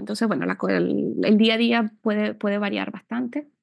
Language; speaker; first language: Spanish; native; Spanish